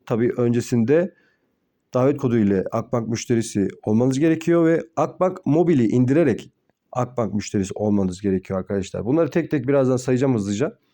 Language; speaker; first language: Turkish; native; Turkish